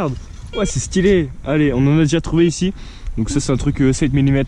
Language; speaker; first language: French; native; French